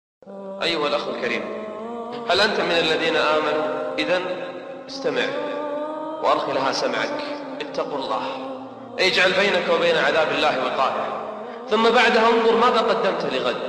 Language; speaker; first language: Arabic; native; Arabic